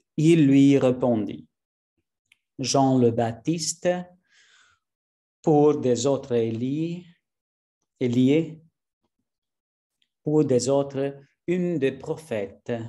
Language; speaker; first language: French; non-native, learner; Spanish